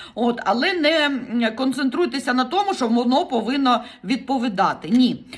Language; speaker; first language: Ukrainian; non-native, local second language; Russian